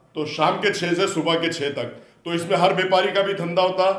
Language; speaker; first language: Hindi; non-native, local second language; Urdu